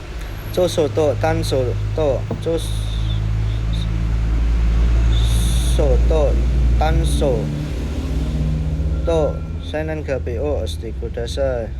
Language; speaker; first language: Japanese; non-native, learner; Indonesian